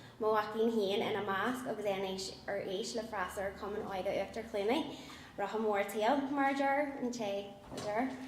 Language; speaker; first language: Irish; non-native, local second language; English